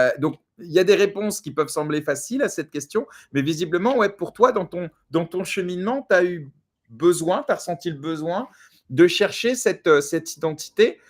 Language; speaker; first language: French; native; French